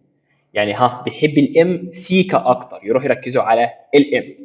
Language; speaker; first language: Arabic; native; Arabic